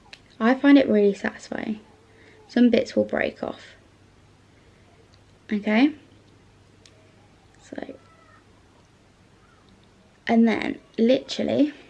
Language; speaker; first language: English; native; English